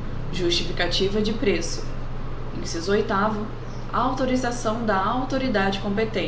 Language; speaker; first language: Portuguese; native; Portuguese